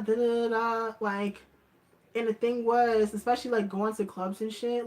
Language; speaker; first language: English; native; English